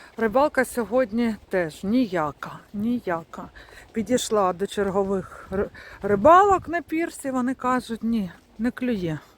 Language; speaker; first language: Ukrainian; native; Ukrainian